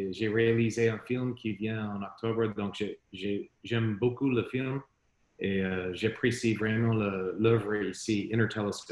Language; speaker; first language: French; non-native, learner; English